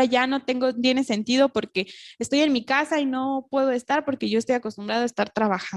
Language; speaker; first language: Spanish; native; Spanish